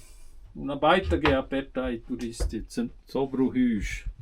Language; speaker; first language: Italian; non-native, fluent; German